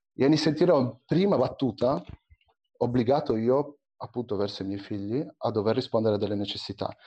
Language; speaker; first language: Italian; early bilingual, other home language; Arabic